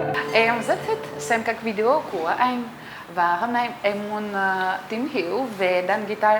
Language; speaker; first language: Vietnamese; non-native, learner; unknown